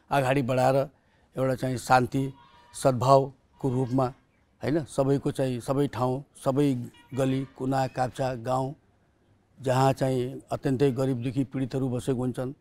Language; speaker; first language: Nepali; native; Nepali